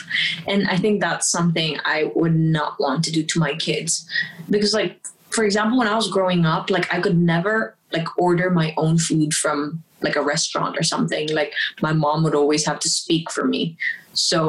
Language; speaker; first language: English; non-native, local second language; Filipino